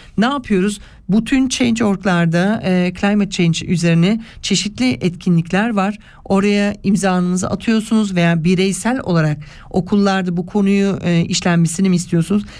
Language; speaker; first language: Turkish; early bilingual, heritage; Turkish